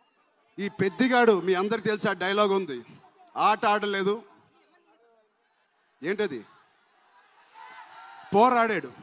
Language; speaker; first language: Telugu; native; Telugu